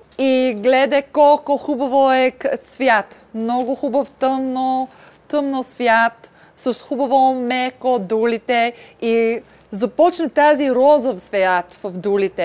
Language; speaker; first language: Bulgarian; non-native, learner; English